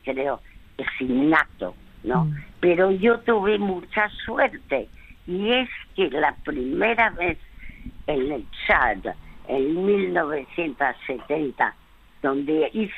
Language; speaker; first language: Spanish; early bilingual, other home language; French